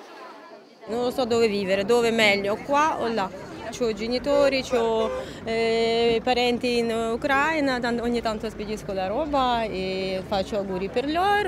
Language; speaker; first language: Italian; non-native, learner; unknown